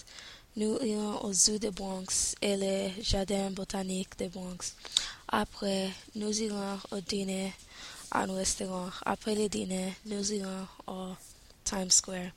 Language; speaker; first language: French; non-native, learner; English